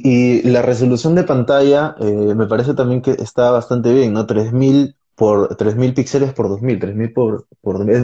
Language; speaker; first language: Spanish; native; Spanish